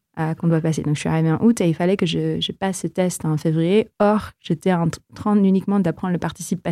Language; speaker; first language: French; non-native, fluent; Filipino